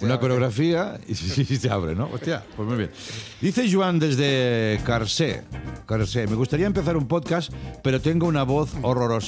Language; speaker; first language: Spanish; native; Spanish